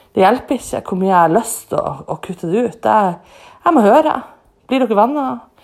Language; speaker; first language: Norwegian; native; Norwegian